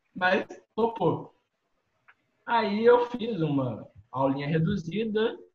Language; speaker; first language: Portuguese; native; Portuguese